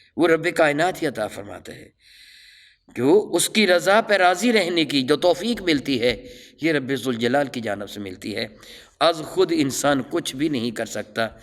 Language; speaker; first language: Urdu; non-native, local second language; Punjabi